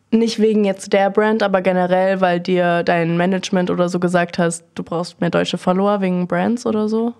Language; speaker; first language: German; native; German